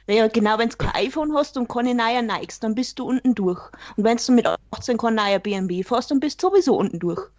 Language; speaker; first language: German; native; German